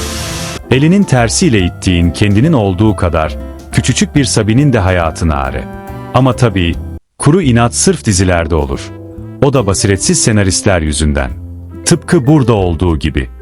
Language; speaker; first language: Turkish; native; Turkish